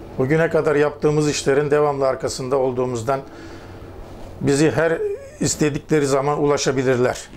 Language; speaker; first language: Turkish; native; Turkish